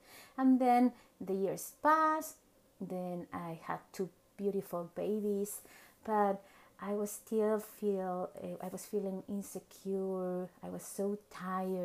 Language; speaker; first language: English; non-native, fluent; Spanish